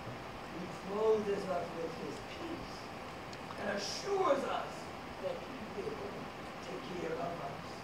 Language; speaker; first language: English; native; English